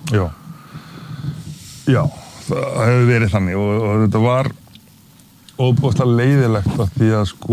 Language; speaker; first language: Icelandic; native; Icelandic